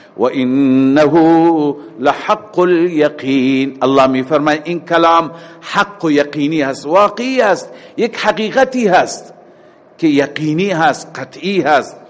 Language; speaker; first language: Persian; native; Persian